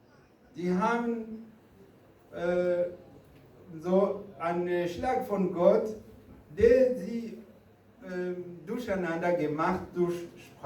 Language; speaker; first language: German; non-native, fluent; Rundi